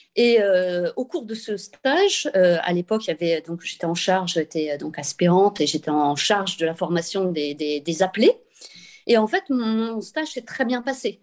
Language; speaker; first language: French; native; French